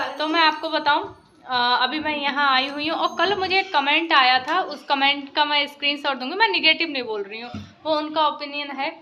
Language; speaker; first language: Hindi; native; Hindi